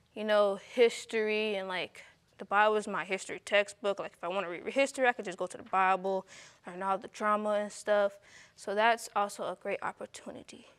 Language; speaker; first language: English; native; English